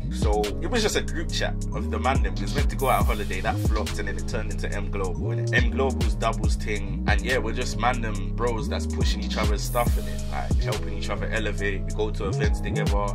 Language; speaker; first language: English; native; English